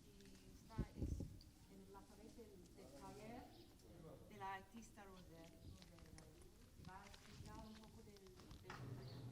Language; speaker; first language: Spanish; non-native, learner; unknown